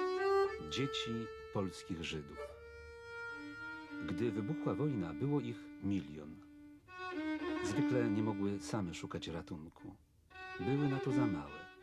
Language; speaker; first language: Polish; native; Polish